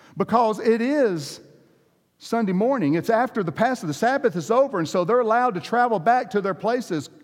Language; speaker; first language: English; native; English